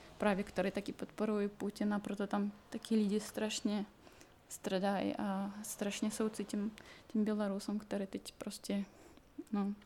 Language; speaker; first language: Czech; non-native, fluent; Russian